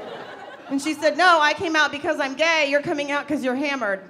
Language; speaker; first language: English; native; English